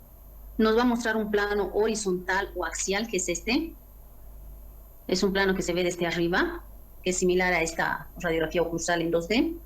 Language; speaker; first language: Spanish; native; Spanish